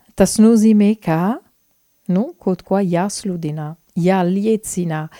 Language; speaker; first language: Latvian; non-native, fluent; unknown